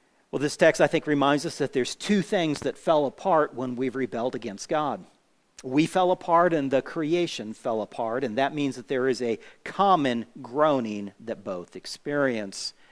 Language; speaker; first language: English; native; English